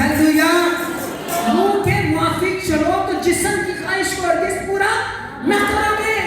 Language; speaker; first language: Urdu; non-native, local second language; Punjabi